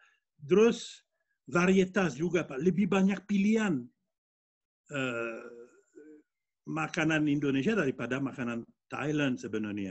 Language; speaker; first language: Indonesian; non-native, fluent; French